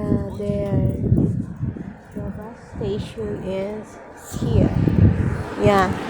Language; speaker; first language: English; non-native, local second language; Filipino